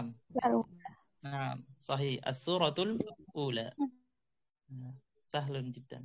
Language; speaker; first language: Arabic; non-native, fluent; Indonesian